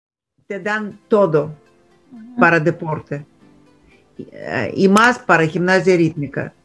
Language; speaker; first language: Spanish; non-native, fluent; Russian